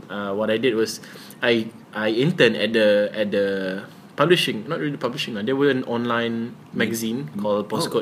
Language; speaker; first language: English; non-native, local second language; Malay